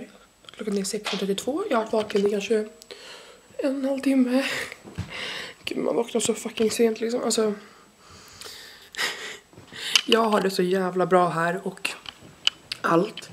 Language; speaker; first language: Swedish; native; Swedish